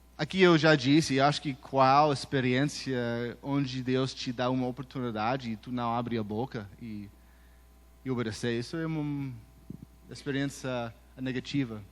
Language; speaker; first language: Portuguese; early bilingual, heritage; Portuguese